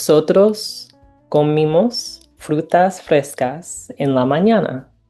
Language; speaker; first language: Spanish; non-native, learner; English